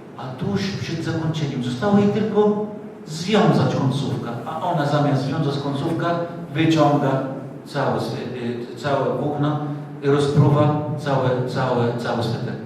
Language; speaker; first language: Polish; non-native, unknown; Arabic